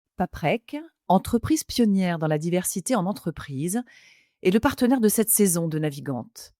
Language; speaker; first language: French; native; French